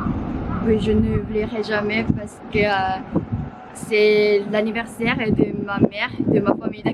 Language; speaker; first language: French; non-native, fluent; Japanese